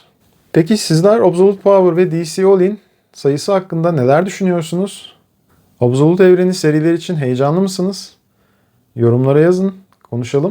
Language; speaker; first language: Turkish; native; Turkish